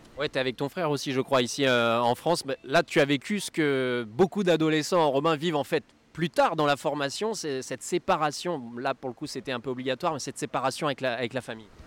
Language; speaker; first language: French; native; French